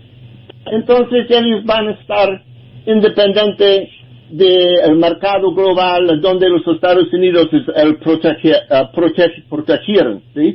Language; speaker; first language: Spanish; non-native, learner; English